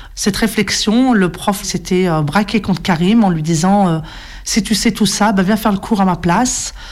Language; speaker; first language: French; native; French